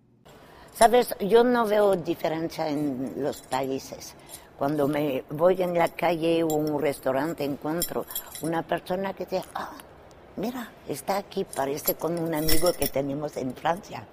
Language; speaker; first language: Spanish; non-native, fluent; French